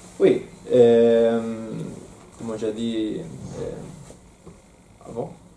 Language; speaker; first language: French; non-native, learner; Spanish